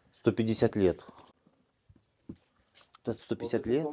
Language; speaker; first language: Russian; native; Russian